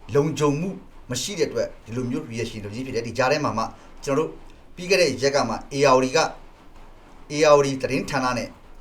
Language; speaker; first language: Burmese; native; Burmese